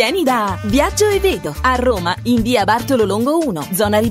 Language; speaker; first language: Italian; native; Italian